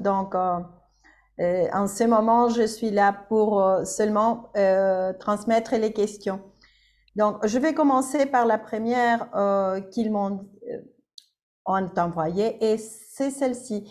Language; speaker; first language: French; non-native, fluent; Spanish